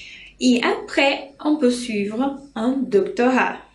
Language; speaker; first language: French; non-native, fluent; Portuguese